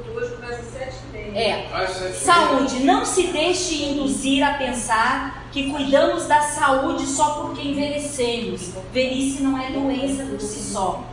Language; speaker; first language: Portuguese; native; Portuguese